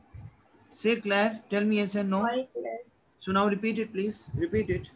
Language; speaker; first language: English; non-native, local second language; Hindi